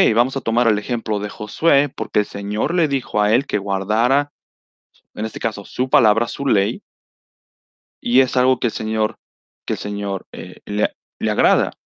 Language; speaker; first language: Spanish; early bilingual, heritage; Spanish